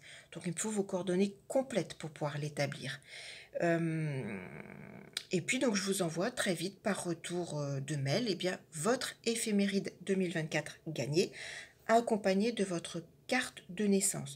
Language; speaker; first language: French; native; French